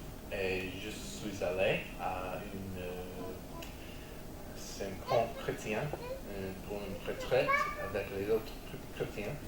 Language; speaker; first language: French; non-native, learner; English